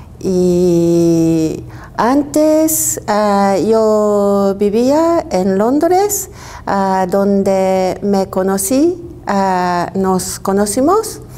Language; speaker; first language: Spanish; non-native, learner; Japanese